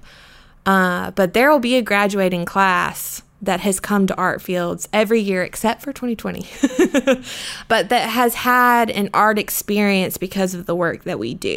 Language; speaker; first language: English; native; English